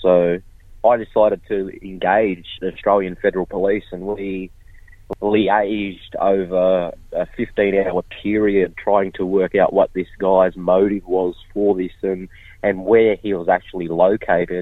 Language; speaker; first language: English; native; English